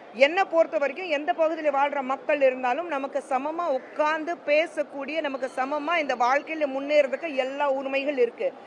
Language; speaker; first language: Tamil; non-native, fluent; Hindi